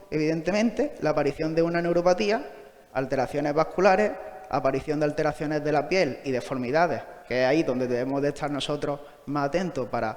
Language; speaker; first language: Spanish; native; Spanish